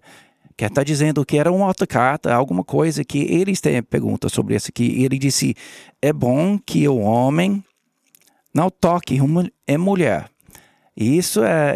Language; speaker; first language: Portuguese; non-native, learner; English